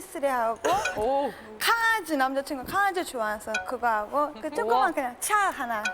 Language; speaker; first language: Korean; non-native, fluent; Russian